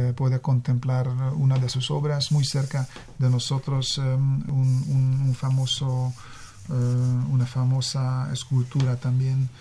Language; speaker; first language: Spanish; non-native, fluent; Hungarian